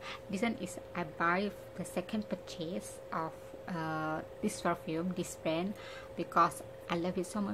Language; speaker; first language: English; non-native, learner; Indonesian